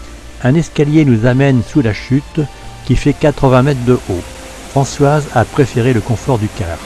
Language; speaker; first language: French; native; French